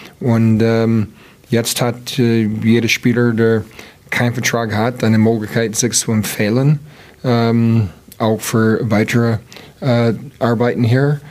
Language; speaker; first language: German; non-native, learner; English